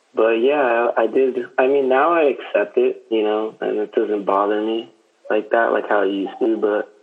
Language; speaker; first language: English; native; English